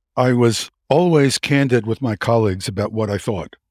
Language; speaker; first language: English; native; English